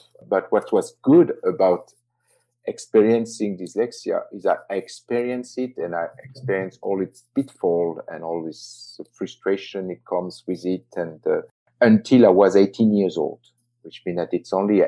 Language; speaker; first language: English; non-native, fluent; French